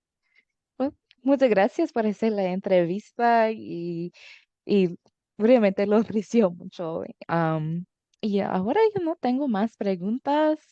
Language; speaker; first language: Spanish; early bilingual, heritage; English